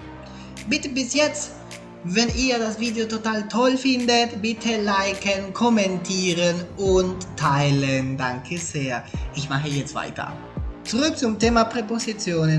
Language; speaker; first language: German; non-native, fluent; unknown